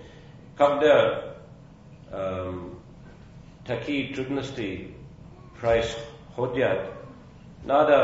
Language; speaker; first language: Russian; non-native, fluent; English